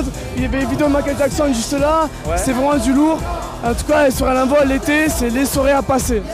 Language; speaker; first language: French; native; French